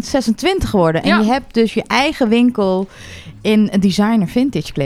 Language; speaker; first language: Dutch; native; Dutch